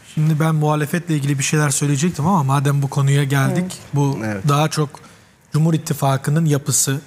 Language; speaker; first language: Turkish; native; Turkish